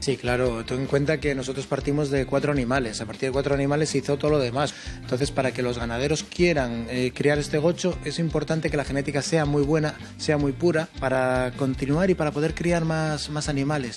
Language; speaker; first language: Spanish; native; Spanish